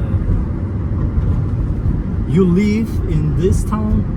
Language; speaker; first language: English; non-native, fluent; Kyrgyz